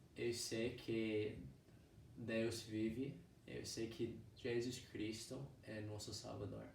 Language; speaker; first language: Portuguese; non-native, fluent; English